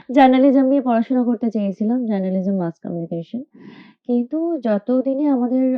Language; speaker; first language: Bangla; native; Bangla